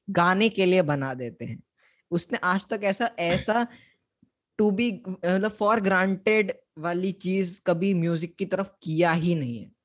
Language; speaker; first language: Hindi; native; Hindi